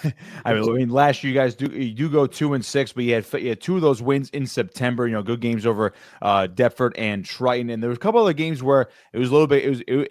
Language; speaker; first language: English; native; English